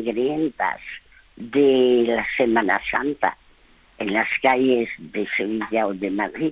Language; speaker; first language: Spanish; early bilingual, other home language; French